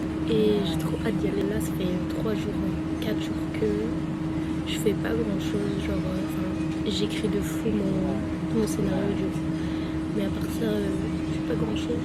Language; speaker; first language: French; native; French